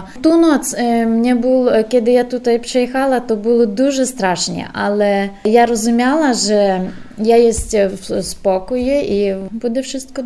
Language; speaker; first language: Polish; non-native, learner; Ukrainian